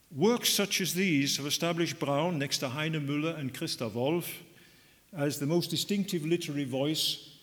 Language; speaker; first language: English; native; English